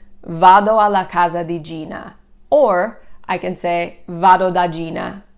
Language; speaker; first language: Italian; non-native, fluent; English